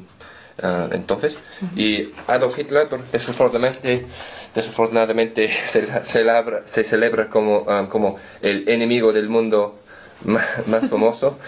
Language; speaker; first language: Spanish; non-native, learner; English